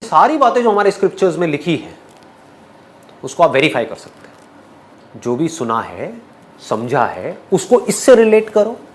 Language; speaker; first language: Hindi; native; Hindi